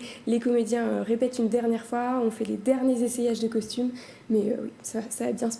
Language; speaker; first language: French; native; French